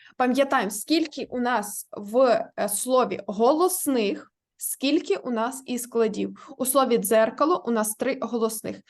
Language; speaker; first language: Ukrainian; native; Ukrainian